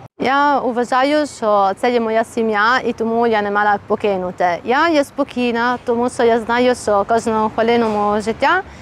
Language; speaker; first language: Ukrainian; non-native, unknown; Italian